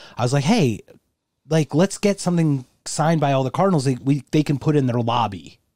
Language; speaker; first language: English; native; English